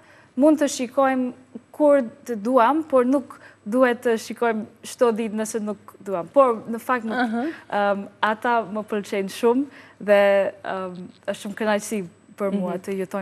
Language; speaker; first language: Albanian; non-native, learner; English